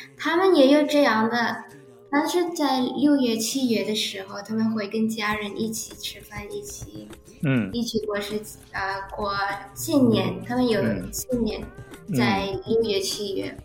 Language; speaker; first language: Chinese; early bilingual, heritage; Indonesian